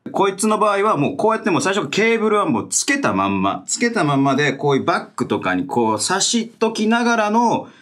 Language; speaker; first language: Japanese; native; Japanese